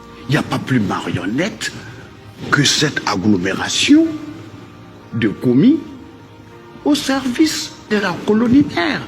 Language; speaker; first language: French; non-native, local second language; Dyula